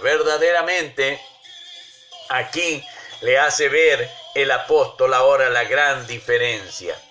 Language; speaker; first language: Spanish; native; Spanish